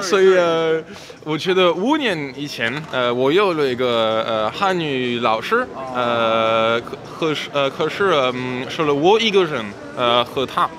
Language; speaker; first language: Chinese; non-native, learner; French